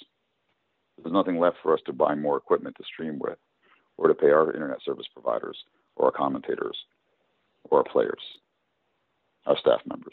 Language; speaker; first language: English; native; English